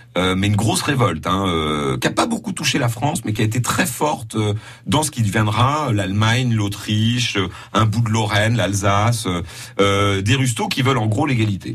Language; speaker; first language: French; native; French